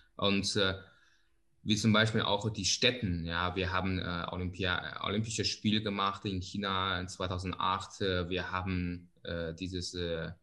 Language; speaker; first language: German; non-native, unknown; Chinese